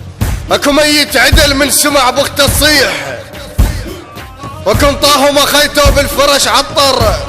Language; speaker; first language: Arabic; native; Arabic